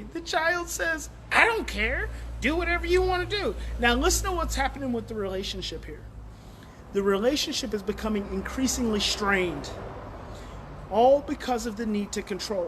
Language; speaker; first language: English; native; English